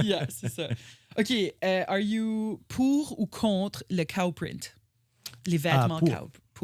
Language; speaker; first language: French; native; French